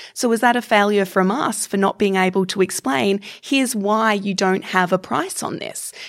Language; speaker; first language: English; native; English